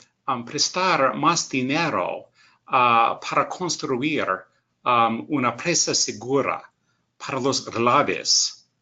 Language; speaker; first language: Spanish; non-native, learner; English